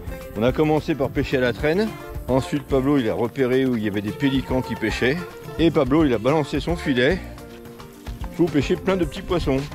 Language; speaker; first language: French; native; French